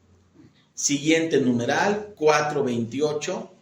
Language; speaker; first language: Spanish; native; Spanish